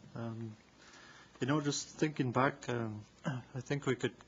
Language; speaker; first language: English; native; English